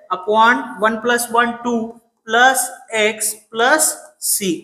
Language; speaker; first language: Hindi; non-native, local second language; Marathi